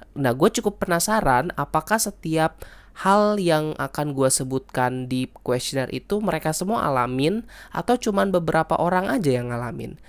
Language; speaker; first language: Indonesian; native; Indonesian